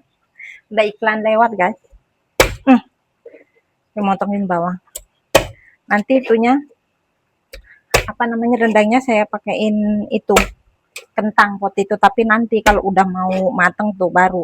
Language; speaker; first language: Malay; non-native, local second language; Indonesian